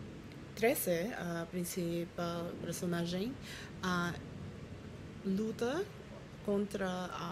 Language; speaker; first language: Portuguese; non-native, learner; Filipino